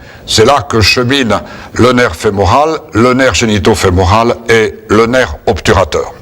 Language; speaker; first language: French; native; French